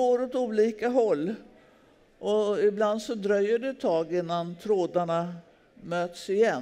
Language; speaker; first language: Swedish; native; Swedish